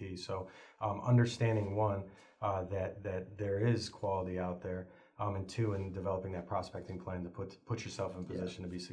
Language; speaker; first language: English; native; English